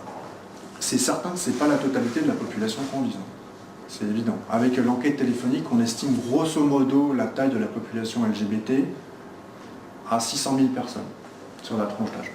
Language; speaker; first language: French; native; French